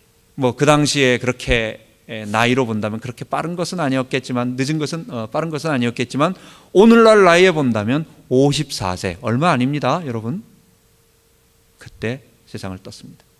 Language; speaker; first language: Korean; native; Korean